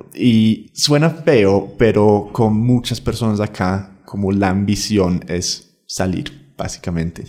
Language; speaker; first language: Spanish; non-native, fluent; English